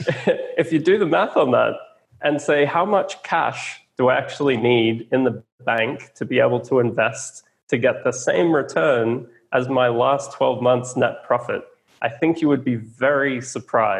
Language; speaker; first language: English; native; English